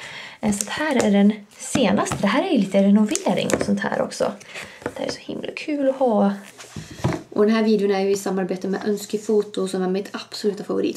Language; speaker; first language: Swedish; native; Swedish